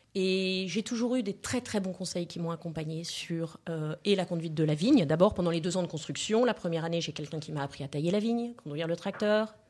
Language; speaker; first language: French; native; French